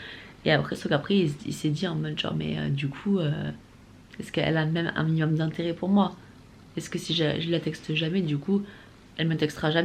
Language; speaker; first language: French; native; French